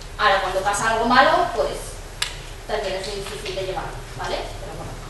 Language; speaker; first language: Spanish; non-native, local second language; Catalan